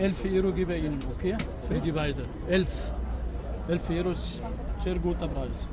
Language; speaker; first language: German; non-native, learner; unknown